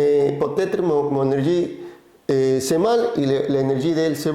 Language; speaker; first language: French; non-native, learner; Spanish